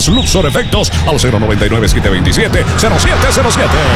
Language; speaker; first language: Spanish; native; Spanish